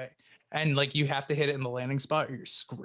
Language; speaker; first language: English; native; English